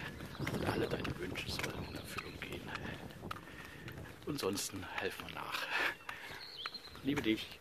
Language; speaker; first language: German; non-native, local second language; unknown